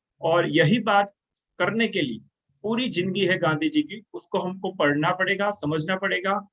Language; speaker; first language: Hindi; non-native, local second language; Gujarati